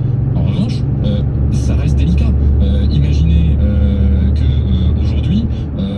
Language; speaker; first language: French; native; French